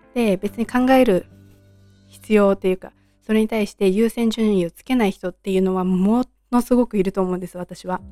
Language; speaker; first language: Japanese; native; Japanese